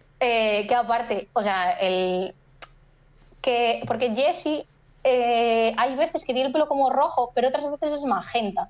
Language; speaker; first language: Spanish; native; Spanish